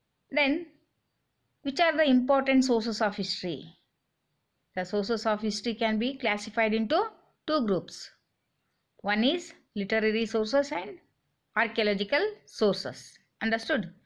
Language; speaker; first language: English; non-native, local second language; Kannada